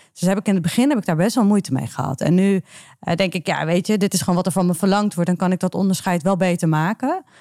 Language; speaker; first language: Dutch; early bilingual, other home language; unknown